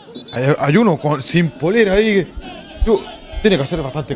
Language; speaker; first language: Spanish; native; Spanish